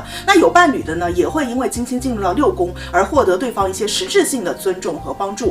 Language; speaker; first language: Chinese; native; Chinese